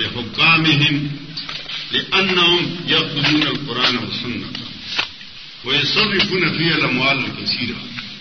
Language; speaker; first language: Urdu; non-native, local second language; Pashto